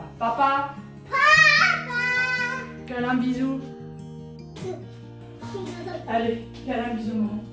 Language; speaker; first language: French; native; French